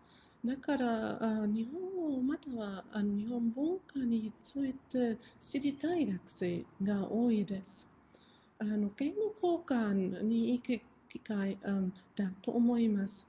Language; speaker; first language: Japanese; non-native, fluent; German